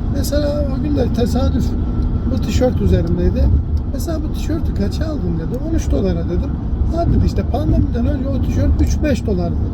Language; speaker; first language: Turkish; early bilingual, heritage; Turkish